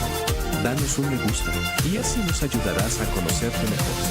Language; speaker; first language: Spanish; native; Spanish